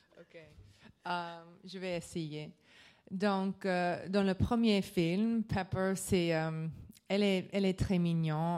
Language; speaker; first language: French; non-native, learner; English